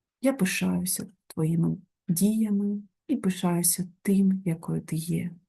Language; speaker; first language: Ukrainian; non-native, local second language; Russian